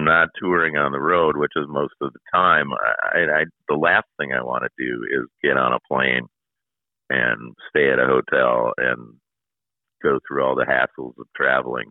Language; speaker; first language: English; native; English